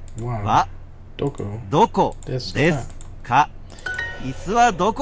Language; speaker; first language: Japanese; non-native, learner; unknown